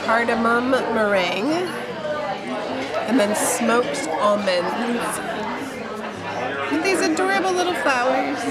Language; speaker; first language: English; native; English